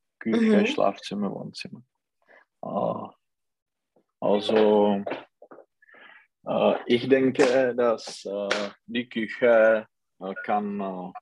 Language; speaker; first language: German; non-native, learner; Czech